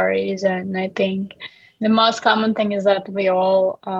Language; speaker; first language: English; non-native, fluent; Uzbek